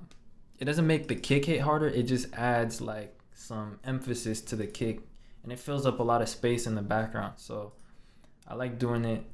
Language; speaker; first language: English; native; English